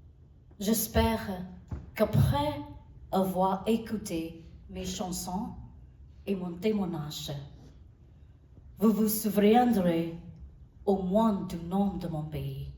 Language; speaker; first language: French; non-native, learner; Burmese